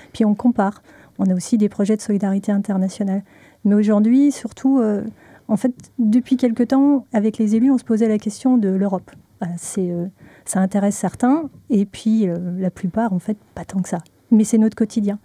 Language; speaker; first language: French; non-native, fluent; Spanish